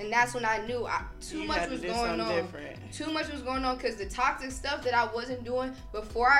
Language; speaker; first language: English; native; English